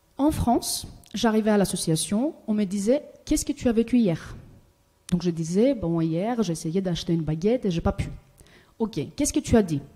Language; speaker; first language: French; non-native, fluent; Greek